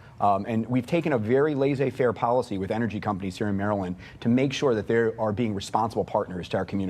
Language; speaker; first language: English; native; English